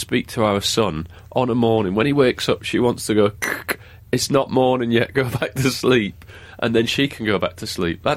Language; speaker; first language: English; native; English